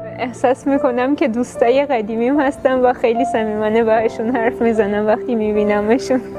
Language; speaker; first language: Persian; non-native, fluent; Armenian